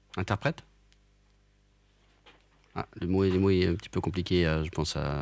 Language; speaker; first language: French; native; French